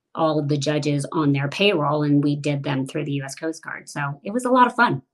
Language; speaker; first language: English; native; English